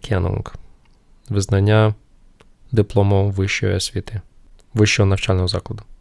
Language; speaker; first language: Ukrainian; non-native, local second language; Russian